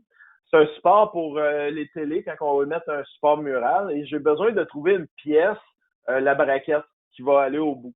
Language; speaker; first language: French; native; French